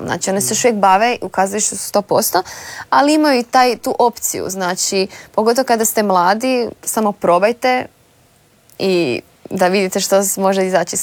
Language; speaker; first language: Serbian; native; Serbian